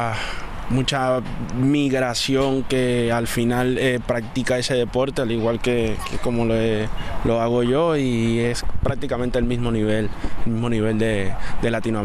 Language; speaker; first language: Spanish; native; Spanish